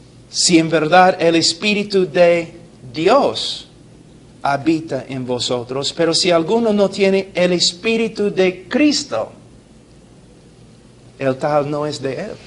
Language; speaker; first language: Spanish; non-native, fluent; English